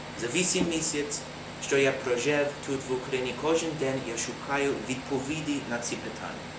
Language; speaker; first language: Ukrainian; non-native, learner; English